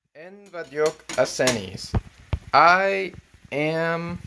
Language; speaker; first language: Hungarian; non-native, learner; English